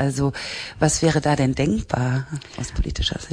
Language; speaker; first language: German; native; German